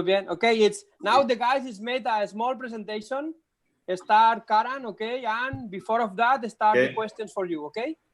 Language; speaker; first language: English; non-native, learner; Spanish